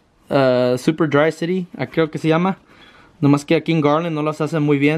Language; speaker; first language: Spanish; early bilingual, heritage; Spanish